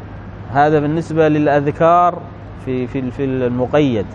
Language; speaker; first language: Arabic; native; Arabic